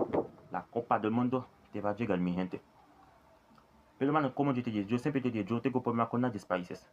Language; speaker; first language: Spanish; non-native, learner; Haitian Creole